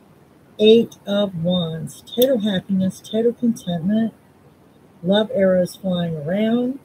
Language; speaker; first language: English; native; English